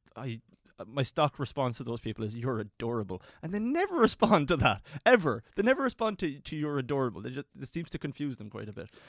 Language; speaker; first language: English; native; English